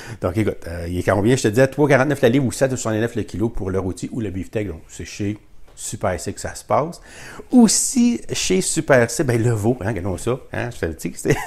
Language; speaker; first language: French; native; French